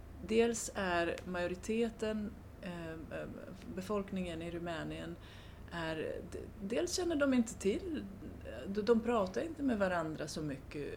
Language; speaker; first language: Swedish; non-native, fluent; Romanian